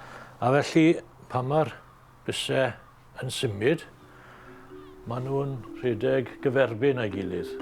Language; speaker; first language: Welsh; native; Welsh